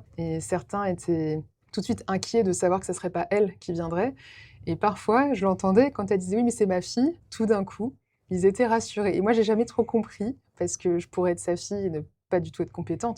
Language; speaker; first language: French; native; French